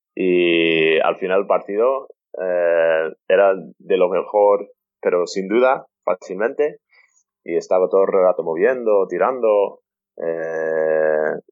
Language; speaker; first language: Spanish; non-native, fluent; English